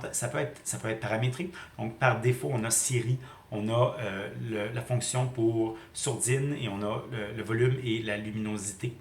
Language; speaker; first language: French; native; French